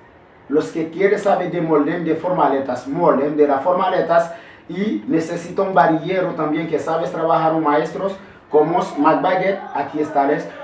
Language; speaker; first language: Spanish; non-native, learner; Haitian Creole